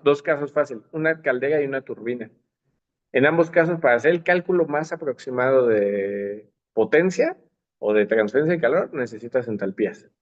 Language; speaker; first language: Spanish; native; Spanish